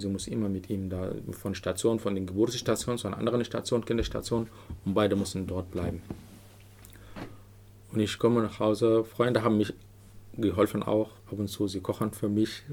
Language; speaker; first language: German; non-native, learner; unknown